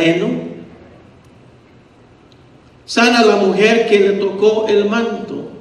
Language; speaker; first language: Spanish; early bilingual, heritage; Spanish